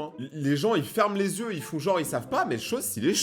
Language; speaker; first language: French; native; French